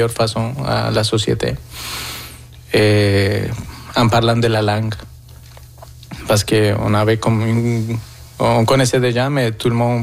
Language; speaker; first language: French; non-native, fluent; Spanish